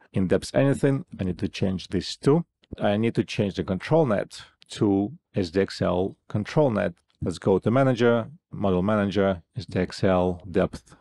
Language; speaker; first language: English; non-native, fluent; Russian